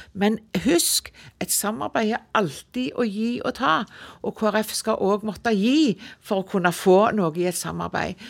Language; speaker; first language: Norwegian; native; Norwegian